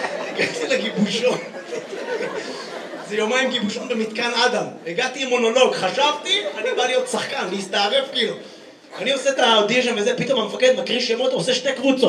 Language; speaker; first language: Hebrew; native; Hebrew